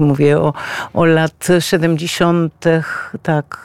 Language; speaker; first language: Polish; non-native, fluent; Spanish